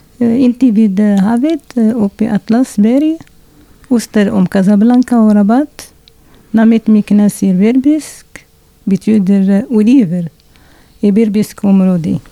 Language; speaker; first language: Swedish; non-native, learner; Arabic